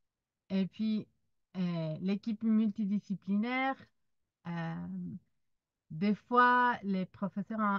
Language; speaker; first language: French; non-native, fluent; Spanish